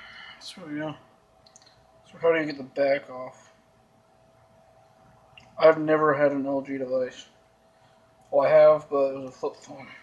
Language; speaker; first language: English; native; English